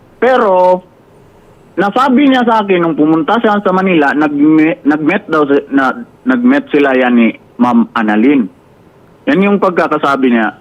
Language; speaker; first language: Filipino; native; Filipino